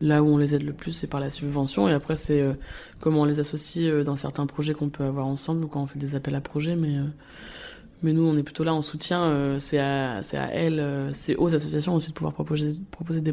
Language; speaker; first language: French; native; French